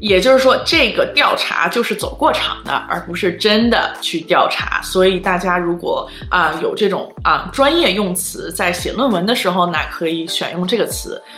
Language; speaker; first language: Chinese; native; Chinese